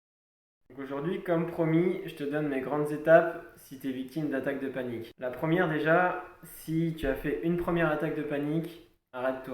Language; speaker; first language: French; native; French